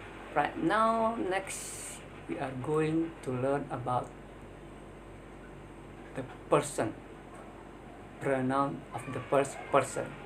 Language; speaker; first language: English; non-native, learner; Indonesian